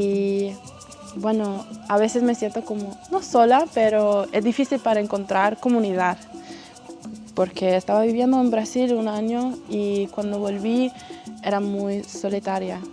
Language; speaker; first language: Spanish; non-native, fluent; English